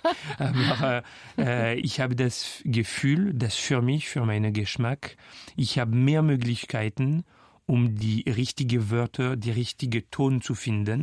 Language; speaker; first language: German; non-native, fluent; French